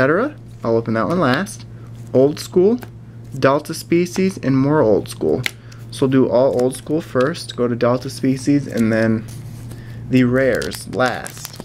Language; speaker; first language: English; native; English